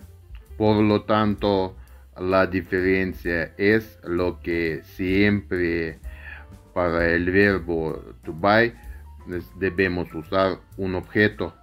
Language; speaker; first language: Spanish; non-native, fluent; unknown